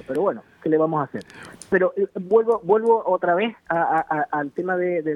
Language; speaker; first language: Spanish; native; Spanish